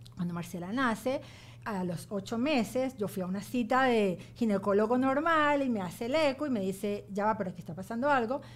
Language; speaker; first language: Spanish; native; Spanish